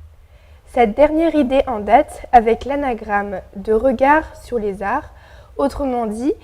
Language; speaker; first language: French; native; French